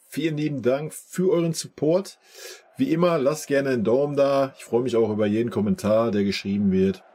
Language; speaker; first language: German; native; German